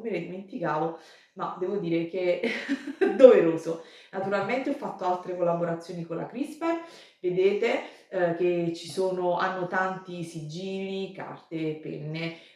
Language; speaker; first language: Italian; native; Italian